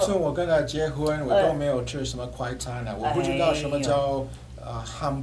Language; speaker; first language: Chinese; non-native, fluent; English